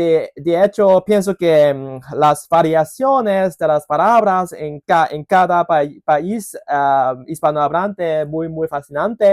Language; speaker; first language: Spanish; non-native, fluent; Cantonese